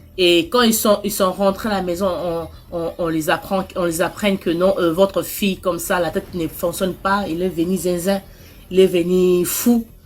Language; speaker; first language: French; non-native, local second language; Lingala